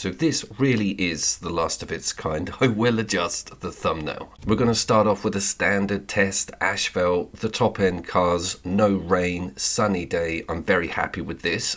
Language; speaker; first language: English; native; English